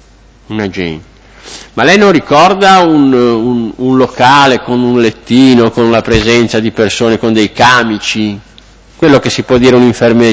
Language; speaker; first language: Italian; native; Italian